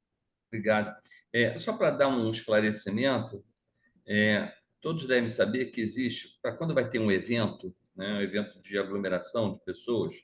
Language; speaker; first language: Portuguese; native; Portuguese